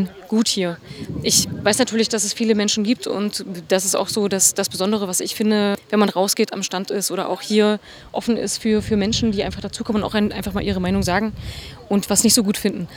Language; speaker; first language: German; native; German